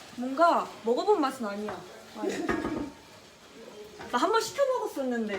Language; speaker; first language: Korean; non-native, fluent; French